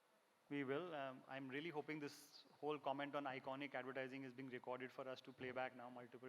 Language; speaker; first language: English; non-native, local second language; Hindi